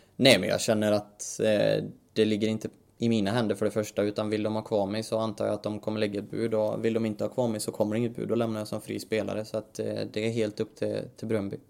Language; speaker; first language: Swedish; native; Swedish